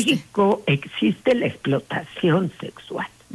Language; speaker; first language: Spanish; native; Spanish